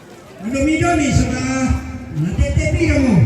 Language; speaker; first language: Indonesian; non-native, local second language; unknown